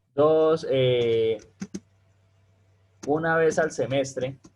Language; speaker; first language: Spanish; native; Spanish